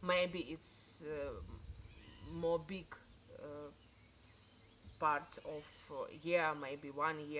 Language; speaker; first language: English; non-native, learner; Ukrainian